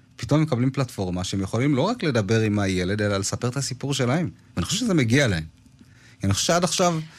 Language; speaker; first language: Hebrew; early bilingual, other home language; Amharic